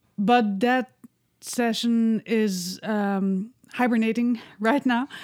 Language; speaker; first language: English; non-native, fluent; Dutch